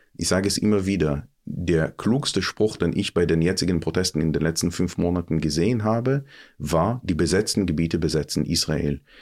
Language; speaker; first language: German; non-native, fluent; Hebrew